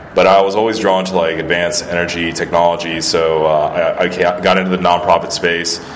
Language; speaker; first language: English; early bilingual, other home language; Spanish